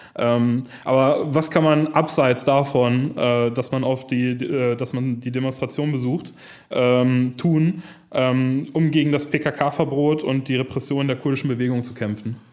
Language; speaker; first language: German; native; German